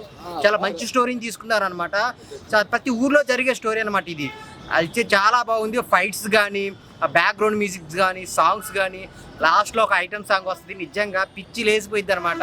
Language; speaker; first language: Telugu; native; Telugu